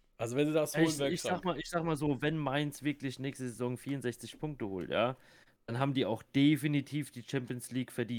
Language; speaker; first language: German; native; German